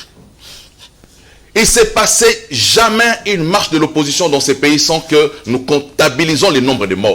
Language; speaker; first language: French; non-native, local second language; Lingala